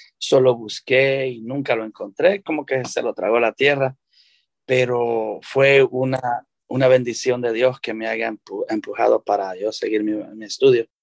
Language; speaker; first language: Spanish; native; Spanish